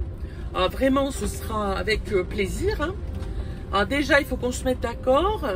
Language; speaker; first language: French; native; French